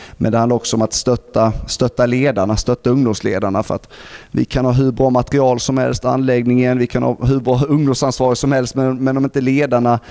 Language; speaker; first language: Swedish; native; Swedish